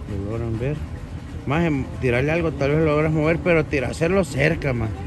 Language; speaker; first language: Spanish; native; Spanish